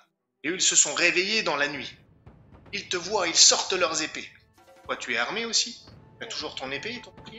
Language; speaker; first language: French; native; French